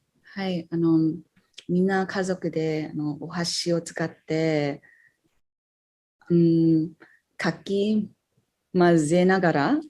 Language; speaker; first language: Japanese; non-native, fluent; English